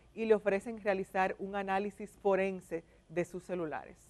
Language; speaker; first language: Spanish; native; Spanish